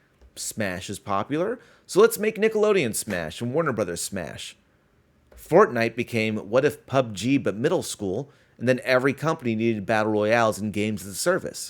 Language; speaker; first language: English; native; English